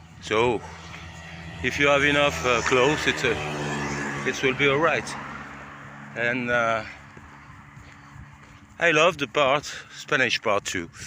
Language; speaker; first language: English; non-native, learner; French